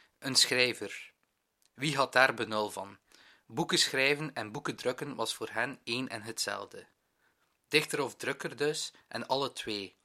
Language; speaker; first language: Dutch; native; Dutch